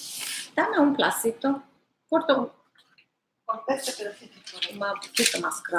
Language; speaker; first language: Spanish; non-native, learner; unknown